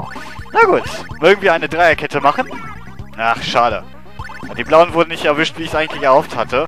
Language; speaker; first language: German; native; German